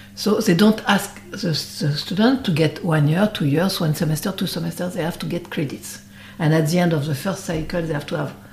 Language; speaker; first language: English; non-native, fluent; French